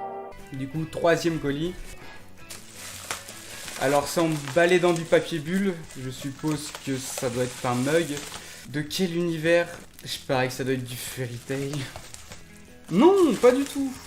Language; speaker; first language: French; native; French